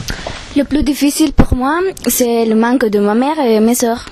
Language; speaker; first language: French; non-native, learner; Russian